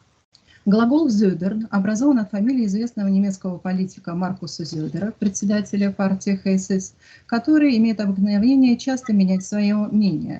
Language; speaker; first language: Russian; native; Russian